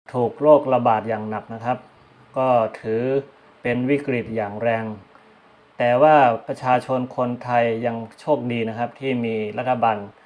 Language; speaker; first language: Thai; non-native, local second language; Shan